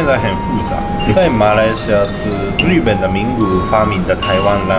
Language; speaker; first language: Chinese; non-native, fluent; Japanese